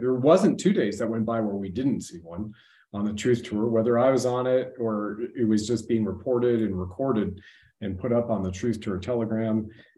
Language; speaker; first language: English; native; English